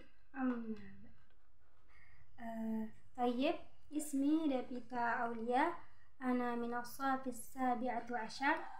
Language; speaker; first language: Arabic; non-native, learner; Indonesian